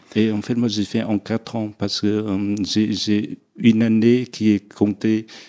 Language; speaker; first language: French; non-native, fluent; Vietnamese